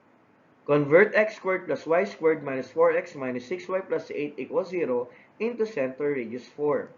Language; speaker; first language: English; non-native, local second language; Filipino